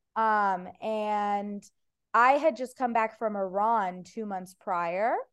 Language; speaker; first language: English; early bilingual, other home language; Persian